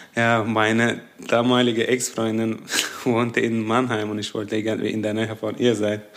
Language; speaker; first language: German; non-native, fluent; Turkish